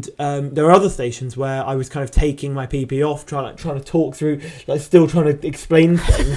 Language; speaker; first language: English; native; English